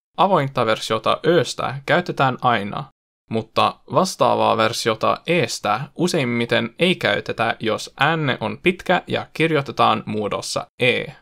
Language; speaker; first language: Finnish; non-native, fluent; Swedish